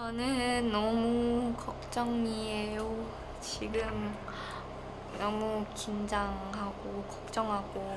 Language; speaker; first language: Korean; non-native, learner; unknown